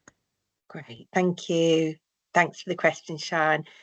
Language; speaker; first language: English; native; English